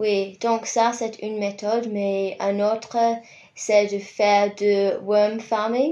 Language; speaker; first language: French; non-native, fluent; English